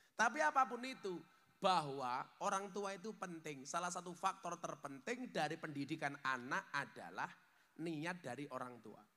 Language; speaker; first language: Indonesian; native; Indonesian